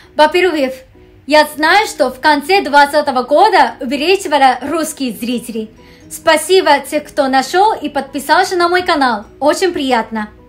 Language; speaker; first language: Russian; non-native, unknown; Japanese